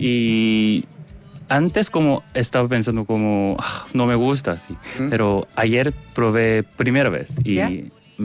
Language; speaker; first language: Spanish; non-native, learner; Korean